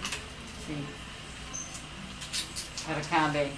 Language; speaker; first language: Spanish; non-native, learner; English